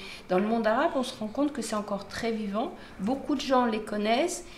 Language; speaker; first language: French; native; French